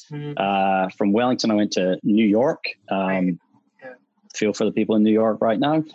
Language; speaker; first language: English; native; English